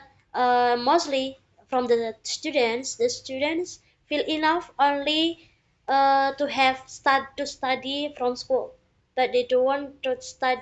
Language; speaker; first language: English; non-native, learner; Indonesian